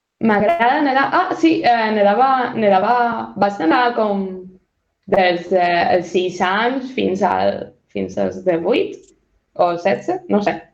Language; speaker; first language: Catalan; non-native, local second language; Spanish